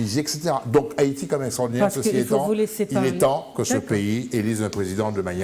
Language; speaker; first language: French; native; French